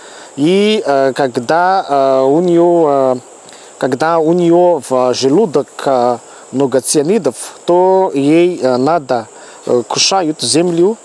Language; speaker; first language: Russian; non-native, learner; Malagasy